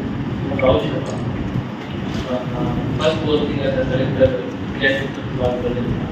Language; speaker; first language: Telugu; non-native, learner; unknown